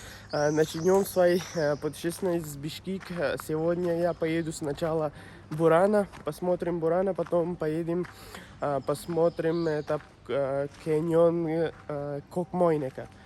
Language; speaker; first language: Russian; non-native, learner; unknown